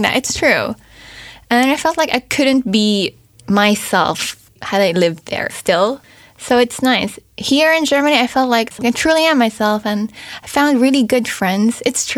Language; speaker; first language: English; native; English